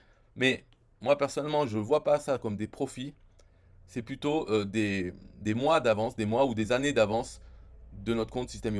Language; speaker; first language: French; native; French